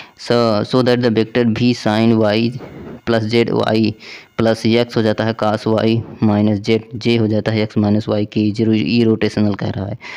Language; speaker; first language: Hindi; native; Hindi